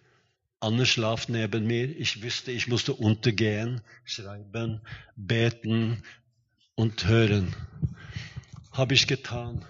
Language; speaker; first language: German; non-native, fluent; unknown